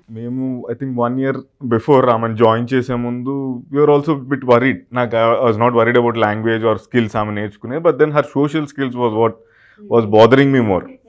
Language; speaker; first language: Telugu; native; Telugu